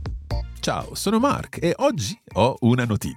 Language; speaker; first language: Italian; non-native, fluent; English